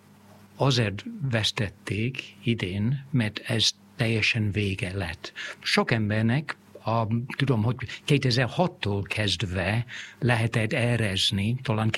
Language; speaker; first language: Hungarian; non-native, fluent; English